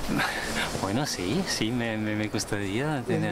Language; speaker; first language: Spanish; non-native, learner; German